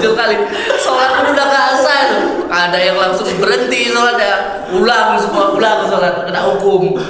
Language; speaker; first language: Indonesian; native; Indonesian